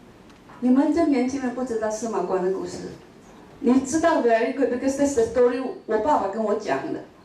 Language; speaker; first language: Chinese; non-native, local second language; Min Nan Chinese